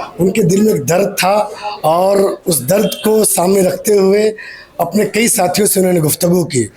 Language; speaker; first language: Urdu; native; Urdu